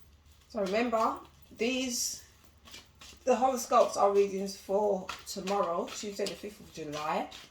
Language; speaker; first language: English; native; English